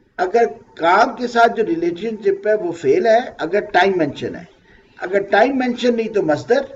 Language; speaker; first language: Urdu; native; Urdu